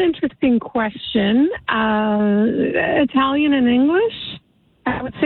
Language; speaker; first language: English; non-native, fluent; Sicilian